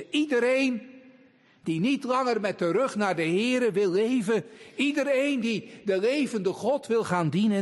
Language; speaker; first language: Dutch; native; Dutch